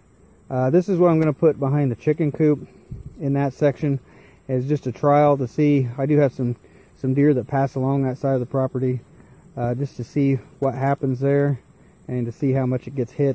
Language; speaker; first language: English; native; English